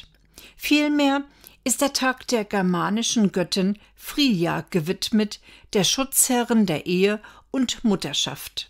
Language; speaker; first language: German; native; German